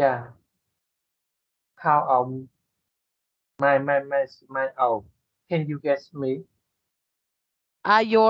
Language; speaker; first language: English; non-native, learner; Vietnamese